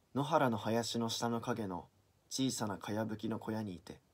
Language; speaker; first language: Japanese; native; Japanese